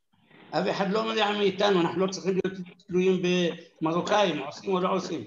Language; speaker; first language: Hebrew; non-native, fluent; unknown